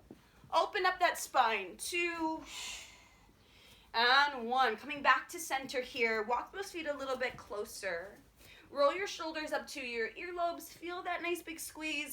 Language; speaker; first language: English; native; English